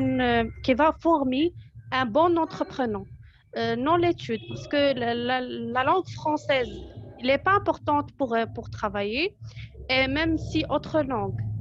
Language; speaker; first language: French; non-native, local second language; Arabic